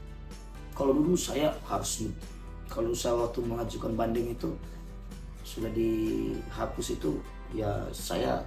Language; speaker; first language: Indonesian; native; Indonesian